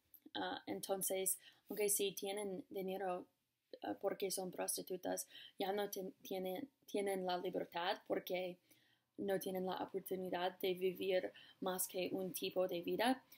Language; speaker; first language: Spanish; non-native, learner; English